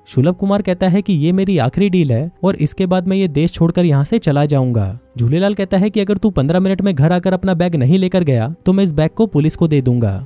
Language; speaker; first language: Hindi; native; Hindi